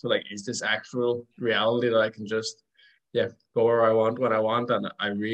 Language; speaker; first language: English; native; English